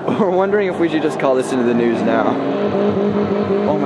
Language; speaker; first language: English; native; English